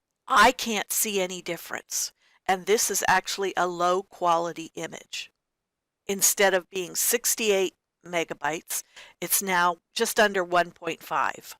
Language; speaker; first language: English; native; English